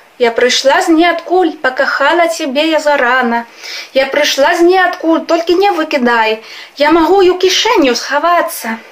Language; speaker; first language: Belarusian; non-native, fluent; Spanish